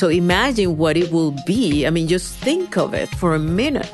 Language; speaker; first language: English; non-native, fluent; Spanish